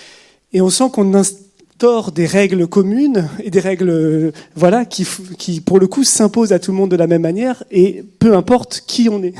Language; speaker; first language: French; native; French